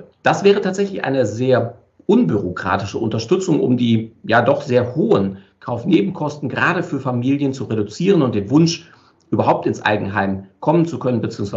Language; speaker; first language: German; native; German